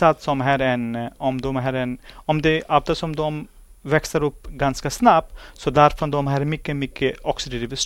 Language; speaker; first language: Swedish; non-native, learner; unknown